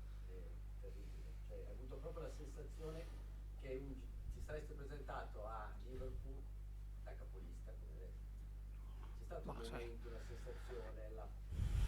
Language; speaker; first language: Italian; native; Italian